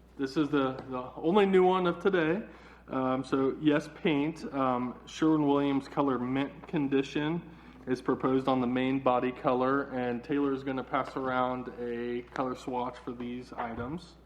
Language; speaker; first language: English; native; English